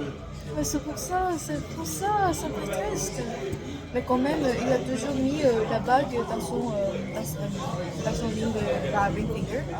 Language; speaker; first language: French; non-native, learner; Korean